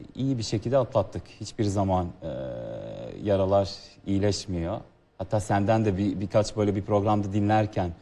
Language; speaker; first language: Turkish; non-native, learner; Serbian